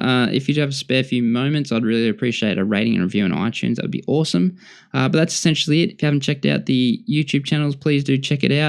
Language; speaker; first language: English; native; English